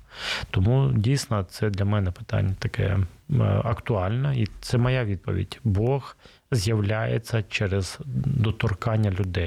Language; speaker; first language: Ukrainian; non-native, local second language; Russian